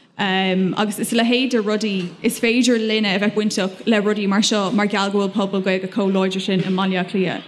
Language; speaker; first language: Irish; non-native, local second language; English